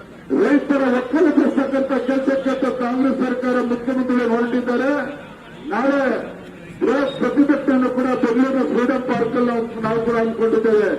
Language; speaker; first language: Kannada; native; Kannada